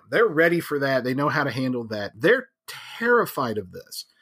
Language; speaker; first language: English; native; English